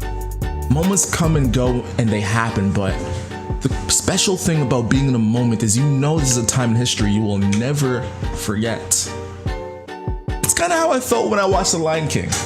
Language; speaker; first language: English; native; English